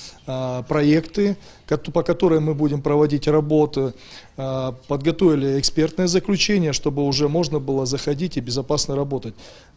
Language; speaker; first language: Russian; native; Russian